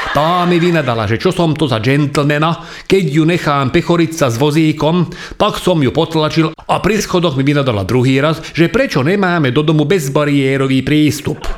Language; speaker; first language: Slovak; non-native, local second language; Hungarian